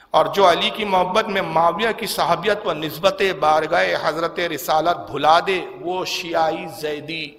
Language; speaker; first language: Urdu; native; Urdu